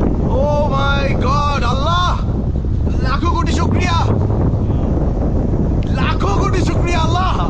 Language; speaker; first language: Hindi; non-native, learner; Bangla